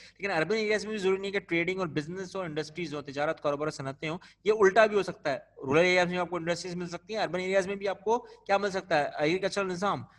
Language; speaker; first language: Urdu; native; Urdu